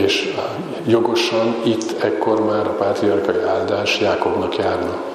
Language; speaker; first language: Hungarian; native; Hungarian